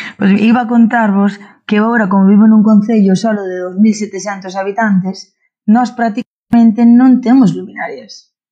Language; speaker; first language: Galician; non-native, local second language; Spanish